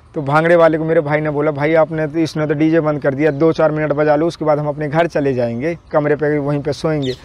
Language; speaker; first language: Hindi; native; Hindi